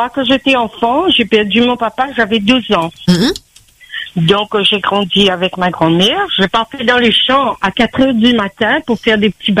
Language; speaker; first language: French; non-native, local second language; Réunion Creole French